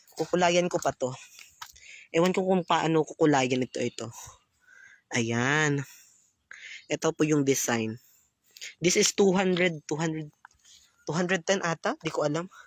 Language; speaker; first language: Filipino; non-native, local second language; Cebuano